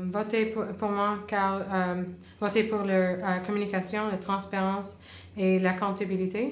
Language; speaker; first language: French; non-native, local second language; English